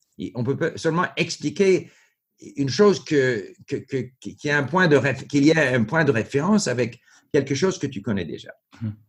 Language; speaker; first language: French; non-native, local second language; English